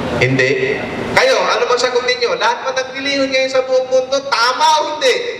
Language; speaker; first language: Filipino; non-native, local second language; Waray